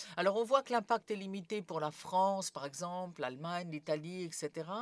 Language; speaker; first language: French; non-native, fluent; Serbian